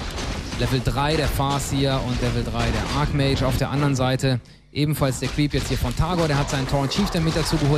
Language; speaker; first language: German; native; German